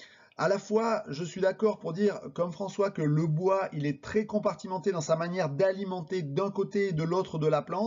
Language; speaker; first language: French; native; French